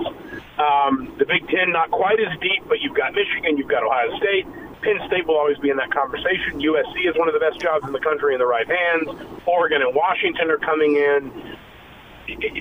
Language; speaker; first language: English; native; English